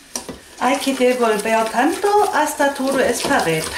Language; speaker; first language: Spanish; non-native, learner; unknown